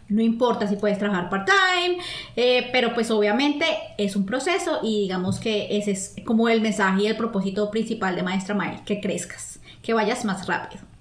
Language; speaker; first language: Spanish; native; Spanish